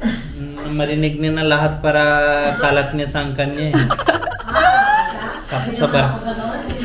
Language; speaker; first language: Filipino; non-native, learner; Hindi